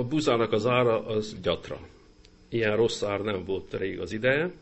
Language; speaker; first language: Hungarian; native; Hungarian